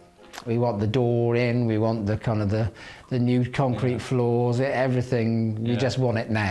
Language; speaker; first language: English; native; English